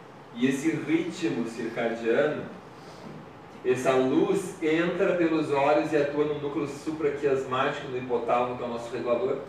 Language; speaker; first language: Portuguese; native; Portuguese